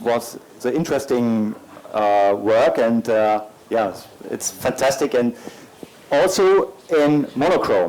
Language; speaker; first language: English; non-native, learner; German